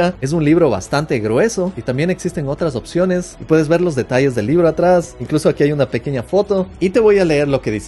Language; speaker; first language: Spanish; native; Spanish